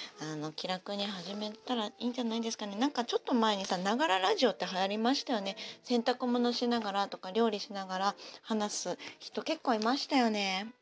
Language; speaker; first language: Japanese; native; Japanese